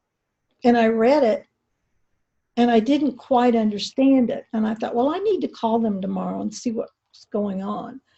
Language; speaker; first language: English; native; English